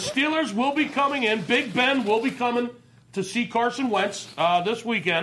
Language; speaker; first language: English; native; English